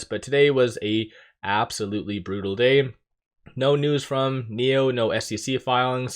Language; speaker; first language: English; native; English